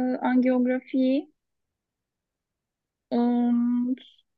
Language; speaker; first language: German; non-native, learner; Turkish